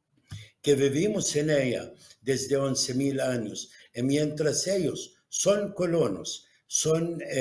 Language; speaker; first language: Spanish; non-native, fluent; Arabic